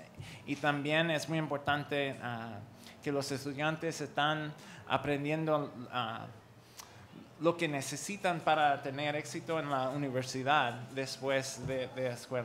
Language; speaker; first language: Spanish; non-native, learner; English